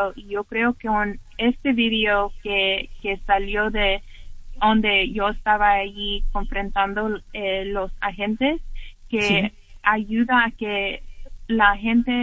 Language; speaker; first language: Spanish; early bilingual, heritage; English